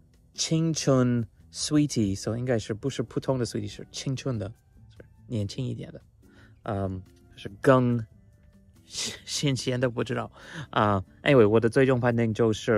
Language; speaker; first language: Chinese; non-native, fluent; English